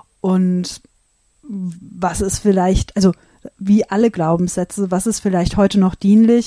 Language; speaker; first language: German; native; German